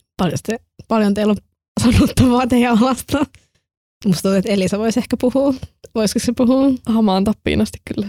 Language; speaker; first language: Finnish; native; Finnish